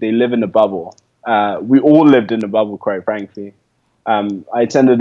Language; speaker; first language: English; native; English